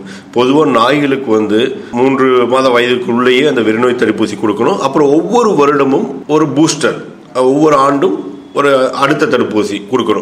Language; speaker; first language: Tamil; native; Tamil